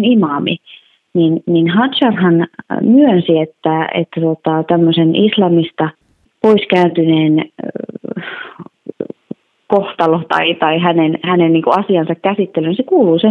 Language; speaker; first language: Finnish; native; Finnish